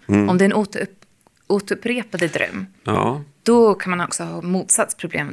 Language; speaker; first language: Swedish; non-native, fluent; English